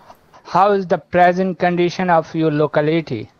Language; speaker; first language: English; non-native, learner; Bangla